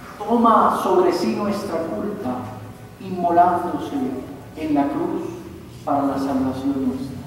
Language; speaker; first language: Spanish; native; Spanish